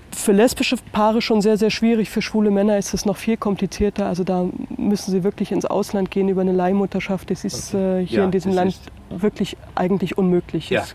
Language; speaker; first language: German; native; German